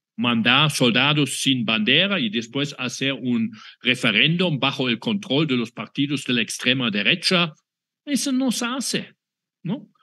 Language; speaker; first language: Spanish; non-native, fluent; German